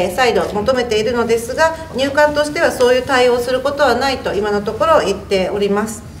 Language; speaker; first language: Japanese; native; Japanese